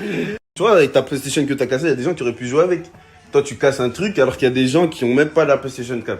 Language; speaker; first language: French; native; French